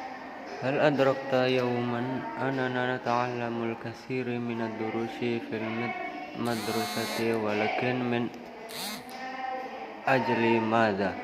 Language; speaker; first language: Arabic; non-native, learner; Indonesian